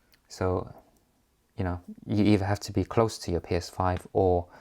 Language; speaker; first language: English; native; English